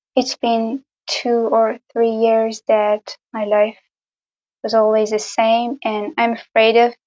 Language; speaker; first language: English; non-native, fluent; Persian